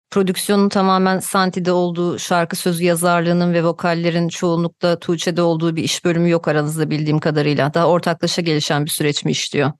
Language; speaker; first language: Turkish; native; Turkish